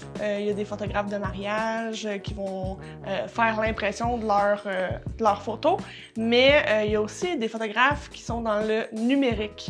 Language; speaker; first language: French; native; French